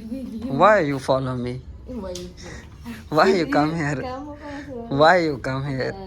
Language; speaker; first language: English; non-native, learner; Urdu